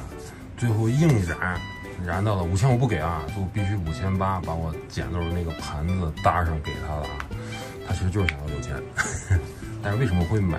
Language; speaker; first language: Chinese; native; Chinese